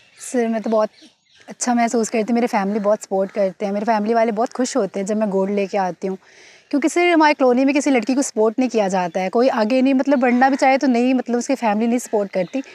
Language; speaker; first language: Hindi; native; Hindi